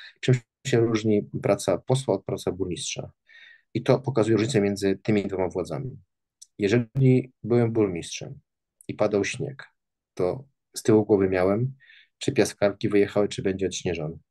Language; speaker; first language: Polish; native; Polish